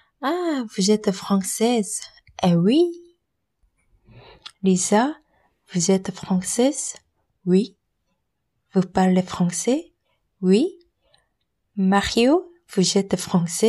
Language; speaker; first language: French; non-native, learner; Korean